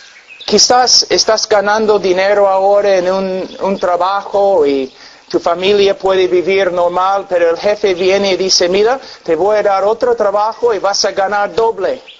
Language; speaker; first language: Spanish; non-native, fluent; English